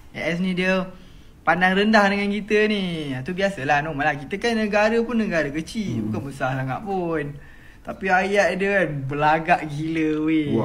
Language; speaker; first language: Malay; native; Malay